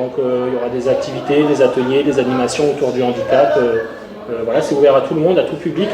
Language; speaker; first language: French; native; French